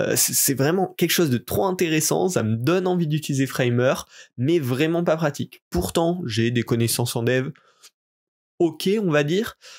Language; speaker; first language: French; native; French